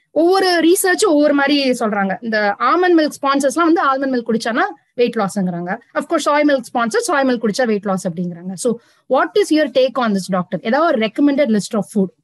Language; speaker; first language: Tamil; native; Tamil